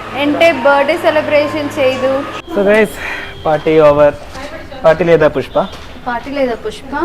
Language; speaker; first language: Malayalam; non-native, learner; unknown